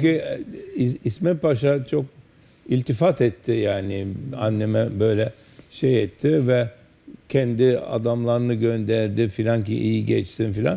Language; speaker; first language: Turkish; early bilingual, heritage; Turkish